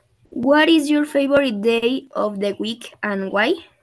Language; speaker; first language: English; non-native, learner; Spanish